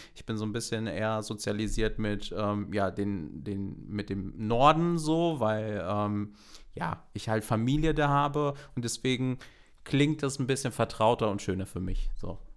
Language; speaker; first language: German; native; German